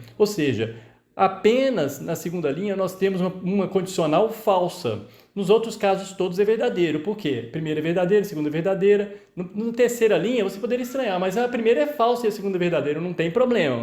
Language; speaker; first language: Portuguese; native; Portuguese